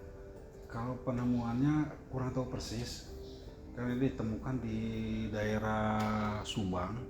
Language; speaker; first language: Indonesian; native; Indonesian